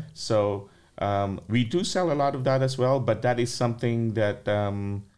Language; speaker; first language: English; non-native, local second language; Filipino